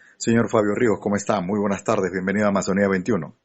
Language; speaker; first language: Spanish; native; Spanish